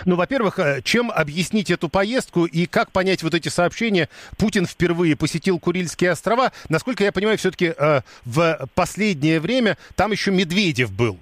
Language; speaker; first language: Russian; native; Russian